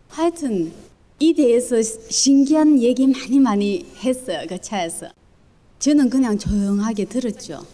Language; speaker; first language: Korean; early bilingual, other home language; Chinese